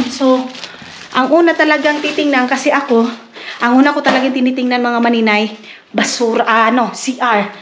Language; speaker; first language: Filipino; non-native, local second language; Cebuano